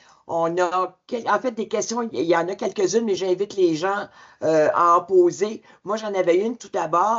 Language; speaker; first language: French; native; French